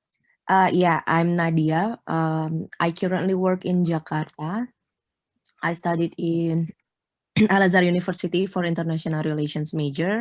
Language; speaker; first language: English; non-native, fluent; Indonesian